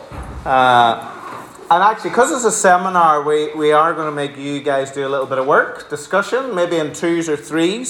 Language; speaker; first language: English; native; English